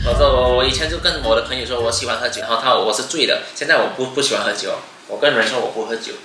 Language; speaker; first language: Chinese; non-native, fluent; Hakka Chinese